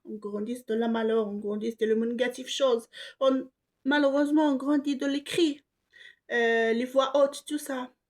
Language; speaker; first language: French; non-native, local second language; Arabic